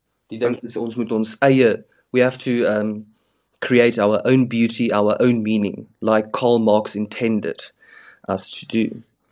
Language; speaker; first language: English; non-native, local second language; Afrikaans